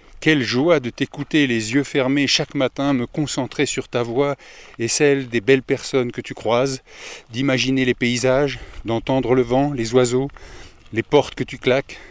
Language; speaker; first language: French; native; French